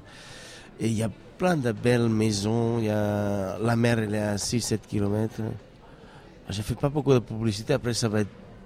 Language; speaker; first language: French; non-native, fluent; Catalan